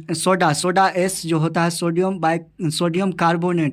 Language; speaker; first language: Hindi; native; Hindi